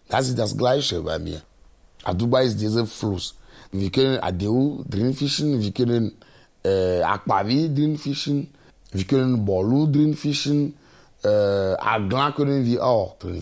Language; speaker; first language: German; non-native, learner; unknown